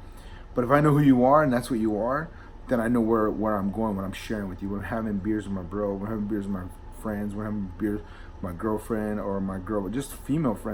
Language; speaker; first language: English; native; English